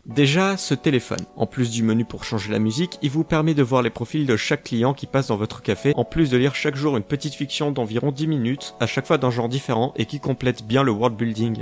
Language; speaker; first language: French; native; French